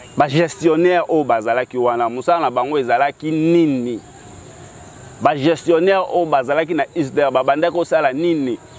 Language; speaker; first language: Lingala; native; Lingala